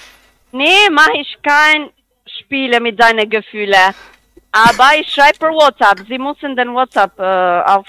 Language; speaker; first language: German; non-native, learner; Spanish